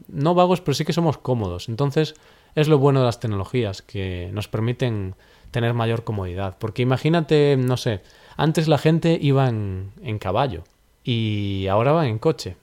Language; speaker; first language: Spanish; native; Spanish